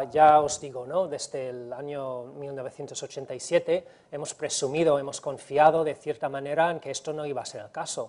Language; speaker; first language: Spanish; non-native, fluent; English